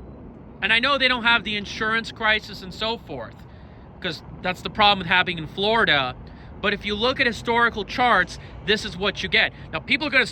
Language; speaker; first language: English; native; English